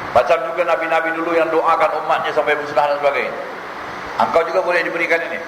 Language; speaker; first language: Malay; native; Malay